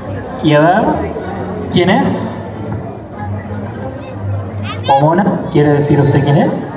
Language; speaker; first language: Spanish; native; Spanish